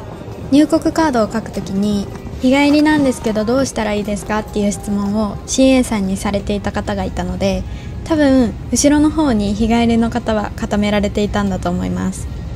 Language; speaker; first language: Japanese; native; Japanese